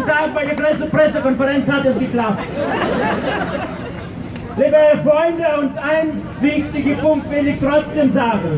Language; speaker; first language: German; non-native, fluent; Russian